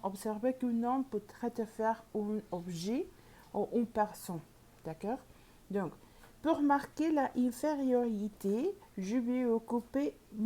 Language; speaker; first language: French; non-native, learner; Spanish